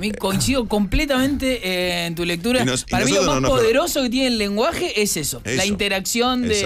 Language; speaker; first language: Spanish; native; Spanish